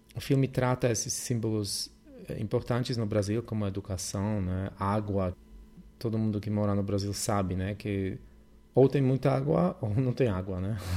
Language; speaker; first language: Portuguese; non-native, fluent; Polish